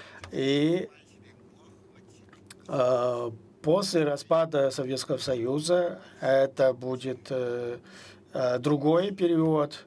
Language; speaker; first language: Russian; non-native, fluent; Chinese